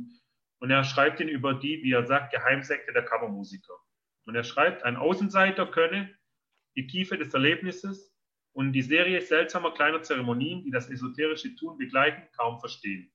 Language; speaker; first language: German; native; German